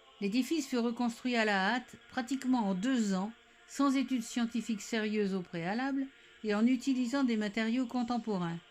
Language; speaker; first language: French; native; French